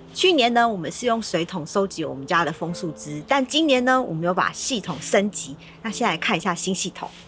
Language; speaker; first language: Chinese; native; Chinese